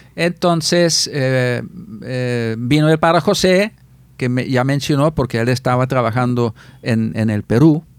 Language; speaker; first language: Spanish; non-native, fluent; Dutch